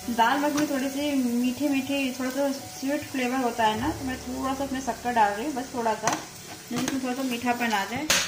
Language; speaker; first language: Hindi; native; Hindi